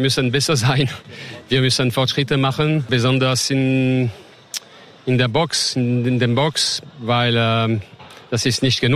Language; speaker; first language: German; non-native, learner; French